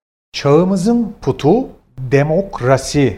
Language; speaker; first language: Turkish; native; Turkish